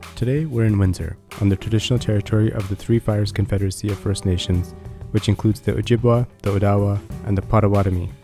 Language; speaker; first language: English; native; English